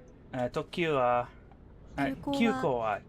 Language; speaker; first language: Japanese; non-native, learner; English